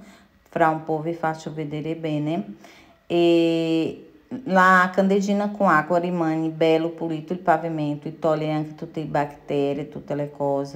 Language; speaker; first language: Italian; non-native, fluent; Portuguese